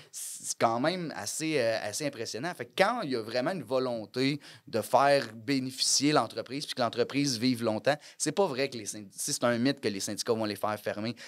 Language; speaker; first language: French; native; French